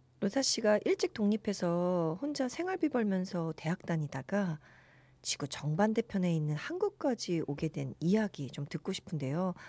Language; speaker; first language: Korean; native; Korean